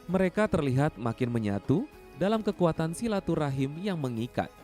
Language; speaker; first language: Indonesian; native; Indonesian